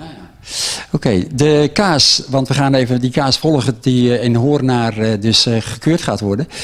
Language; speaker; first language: Dutch; native; Dutch